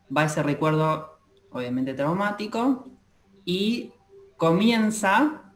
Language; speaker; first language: Spanish; native; Spanish